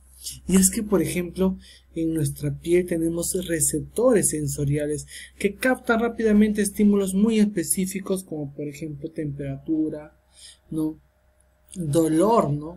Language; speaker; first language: Spanish; native; Spanish